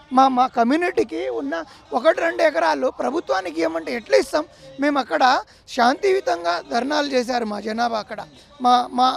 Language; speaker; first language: Telugu; non-native, local second language; Lambadi